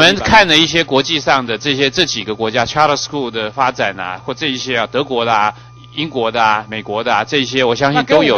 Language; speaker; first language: Chinese; native; Chinese